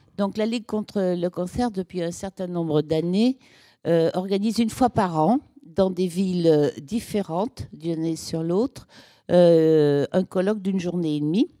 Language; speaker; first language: French; native; French